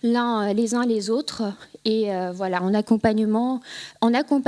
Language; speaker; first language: French; native; French